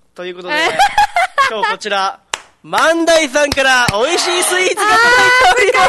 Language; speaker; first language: Japanese; native; Japanese